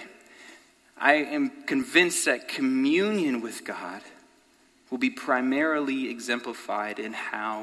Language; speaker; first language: English; native; English